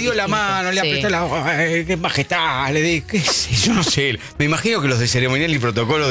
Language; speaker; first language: Spanish; native; Spanish